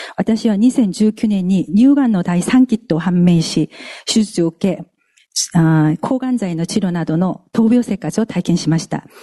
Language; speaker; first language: Japanese; non-native, fluent; Korean